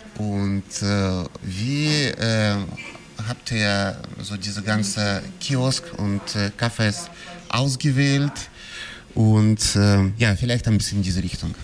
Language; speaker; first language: German; non-native, fluent; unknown